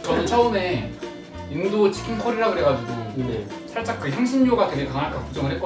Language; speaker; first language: Korean; native; Korean